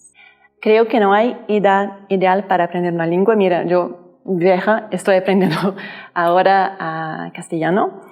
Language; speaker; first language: Spanish; non-native, learner; Portuguese